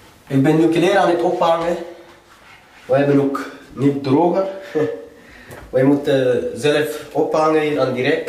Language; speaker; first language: Dutch; non-native, learner; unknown